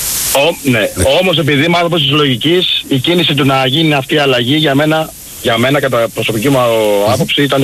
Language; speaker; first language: Greek; native; Greek